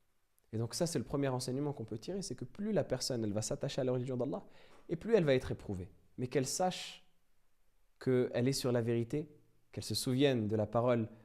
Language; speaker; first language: French; native; French